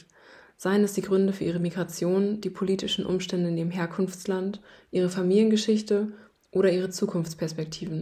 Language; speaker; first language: German; native; German